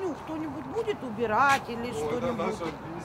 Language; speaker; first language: Russian; native; Russian